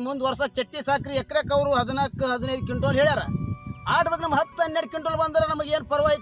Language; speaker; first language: Kannada; native; Kannada